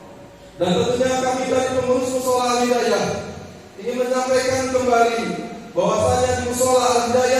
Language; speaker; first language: Indonesian; native; Indonesian